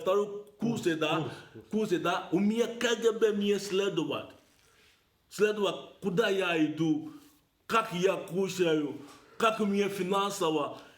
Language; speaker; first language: Russian; non-native, learner; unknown